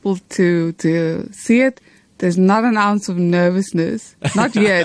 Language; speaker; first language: English; native; English